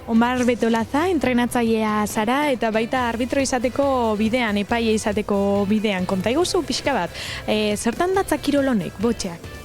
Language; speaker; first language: Basque; native; Basque